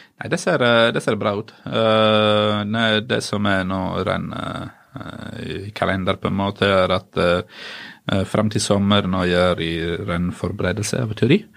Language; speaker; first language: Norwegian; non-native, fluent; Italian